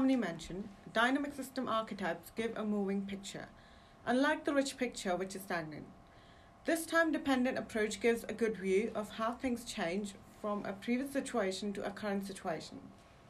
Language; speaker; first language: English; native; English